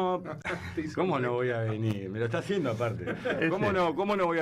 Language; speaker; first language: Spanish; native; Spanish